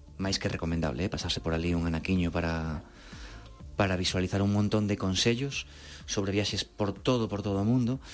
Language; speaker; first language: Galician; native; Galician